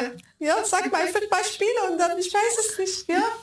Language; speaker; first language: German; non-native, fluent; Arabic